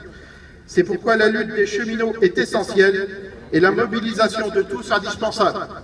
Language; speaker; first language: French; native; French